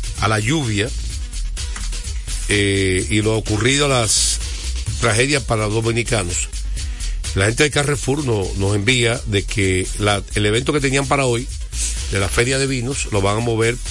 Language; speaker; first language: Spanish; native; Spanish